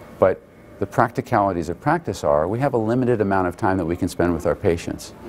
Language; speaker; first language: English; native; English